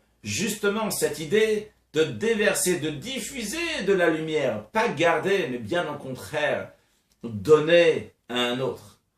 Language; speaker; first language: French; native; French